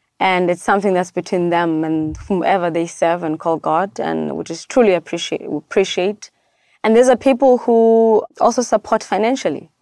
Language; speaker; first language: English; non-native, local second language; Xhosa